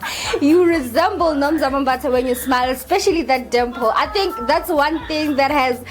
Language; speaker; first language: English; non-native, local second language; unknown